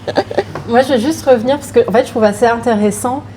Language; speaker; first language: French; native; French